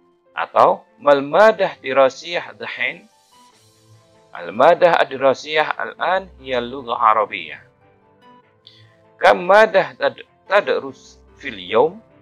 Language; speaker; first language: Arabic; non-native, fluent; Indonesian